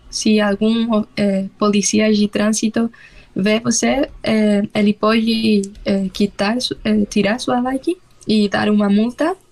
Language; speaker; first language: Portuguese; non-native, fluent; Spanish